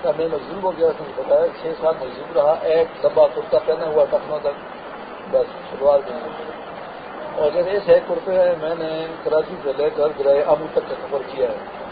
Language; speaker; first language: Urdu; non-native, local second language; Pashto